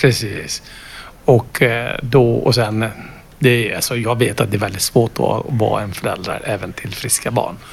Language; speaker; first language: Swedish; non-native, fluent; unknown